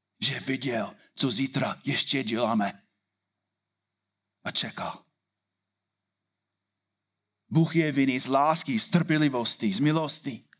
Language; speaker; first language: Czech; non-native, fluent; English